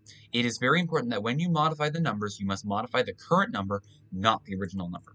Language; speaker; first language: English; native; English